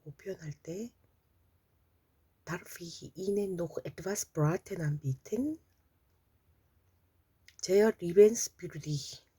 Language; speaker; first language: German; non-native, fluent; Korean